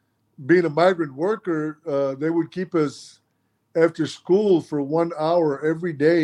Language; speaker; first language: English; early bilingual, other home language; Spanish